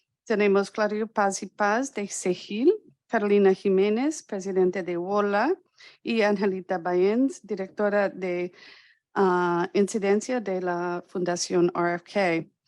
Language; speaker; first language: Spanish; non-native, fluent; English